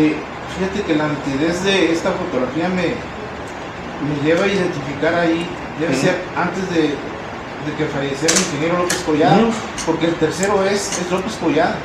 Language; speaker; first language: Spanish; native; Spanish